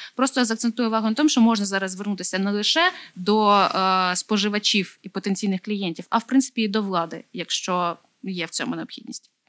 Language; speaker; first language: Ukrainian; native; Ukrainian